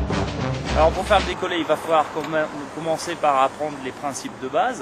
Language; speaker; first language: French; native; French